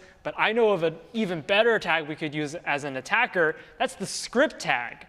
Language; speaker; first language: English; native; English